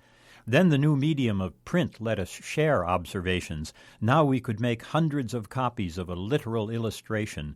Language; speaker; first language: English; native; English